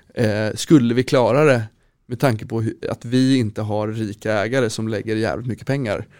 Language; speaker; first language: Swedish; native; Swedish